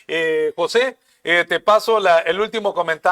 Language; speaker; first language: Spanish; native; Spanish